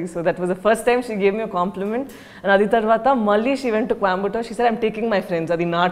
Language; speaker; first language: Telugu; non-native, learner; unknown